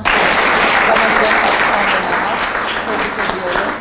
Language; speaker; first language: Turkish; native; Turkish